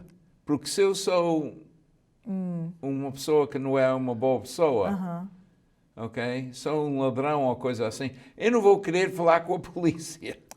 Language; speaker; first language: Portuguese; early bilingual, heritage; Portuguese